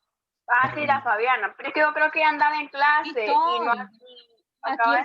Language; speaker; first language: Spanish; native; Spanish